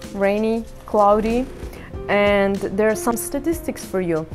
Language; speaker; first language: English; non-native, fluent; Ukrainian